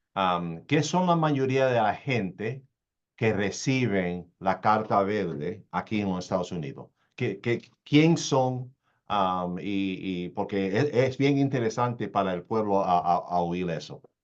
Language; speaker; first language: Spanish; early bilingual, heritage; Spanish